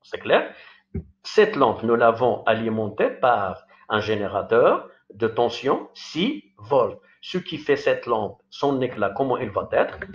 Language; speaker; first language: French; non-native, local second language; Arabic